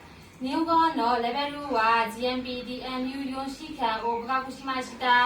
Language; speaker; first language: Japanese; non-native, learner; Burmese